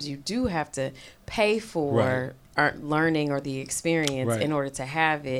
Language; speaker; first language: English; native; English